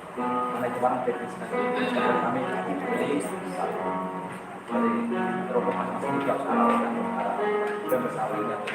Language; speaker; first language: Indonesian; non-native, local second language; Tetum